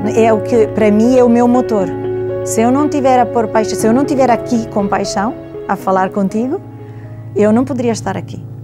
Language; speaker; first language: Portuguese; non-native, fluent; Italian